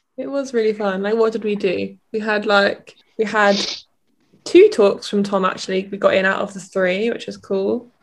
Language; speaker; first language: English; native; English